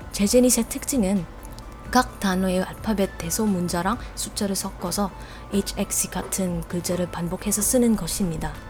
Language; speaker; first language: Korean; non-native, fluent; Filipino